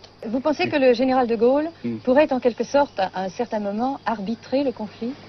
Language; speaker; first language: French; native; French